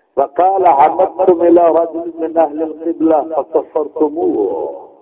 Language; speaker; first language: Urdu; non-native, local second language; Punjabi